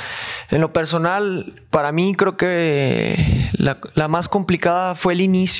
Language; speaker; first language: Spanish; native; Spanish